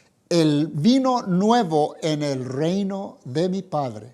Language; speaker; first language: Spanish; native; Spanish